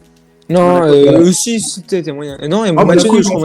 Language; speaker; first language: French; native; French